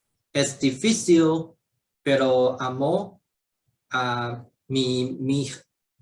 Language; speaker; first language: Spanish; non-native, learner; Chinese